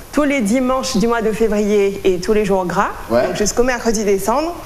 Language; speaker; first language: French; native; French